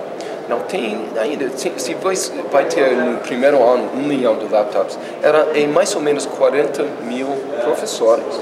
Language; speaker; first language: Portuguese; non-native, fluent; English